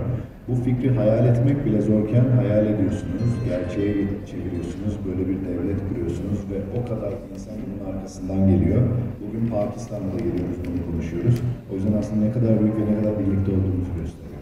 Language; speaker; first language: Turkish; native; Turkish